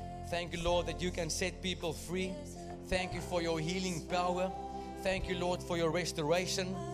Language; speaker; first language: English; non-native, local second language; Afrikaans